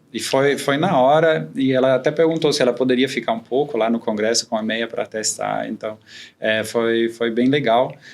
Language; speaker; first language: Portuguese; non-native, fluent; German